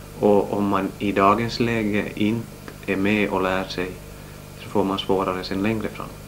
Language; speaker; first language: Swedish; native; Swedish